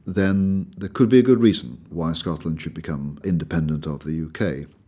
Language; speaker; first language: English; native; English